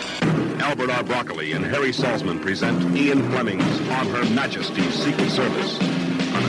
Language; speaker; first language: English; native; English